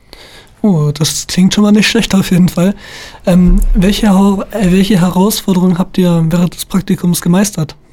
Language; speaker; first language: German; native; German